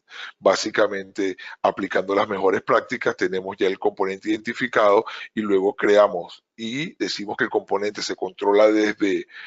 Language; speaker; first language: Spanish; native; Spanish